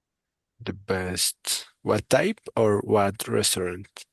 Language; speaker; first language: English; non-native, learner; Spanish